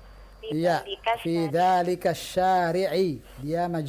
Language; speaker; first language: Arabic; non-native, fluent; Indonesian